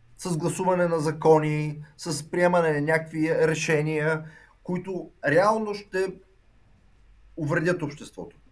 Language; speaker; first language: Bulgarian; native; Bulgarian